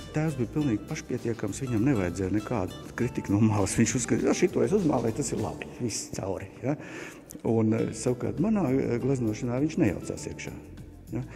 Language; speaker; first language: Latvian; native; Latvian